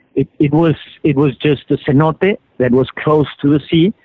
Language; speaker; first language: English; non-native, fluent; Spanish